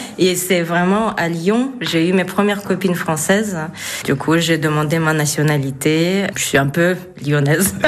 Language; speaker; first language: French; non-native, fluent; Kyrgyz